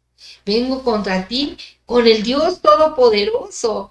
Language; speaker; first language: Spanish; native; Spanish